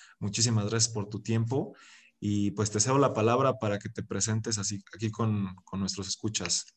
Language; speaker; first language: Spanish; native; Spanish